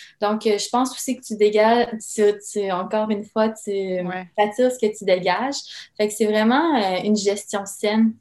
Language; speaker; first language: French; early bilingual, other home language; Serbian